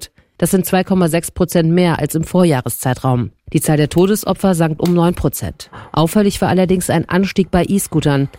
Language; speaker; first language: German; native; German